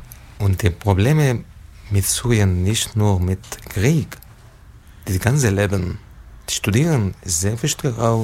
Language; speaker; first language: German; non-native, learner; Arabic